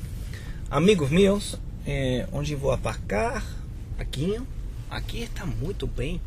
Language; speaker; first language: Portuguese; non-native, fluent; Spanish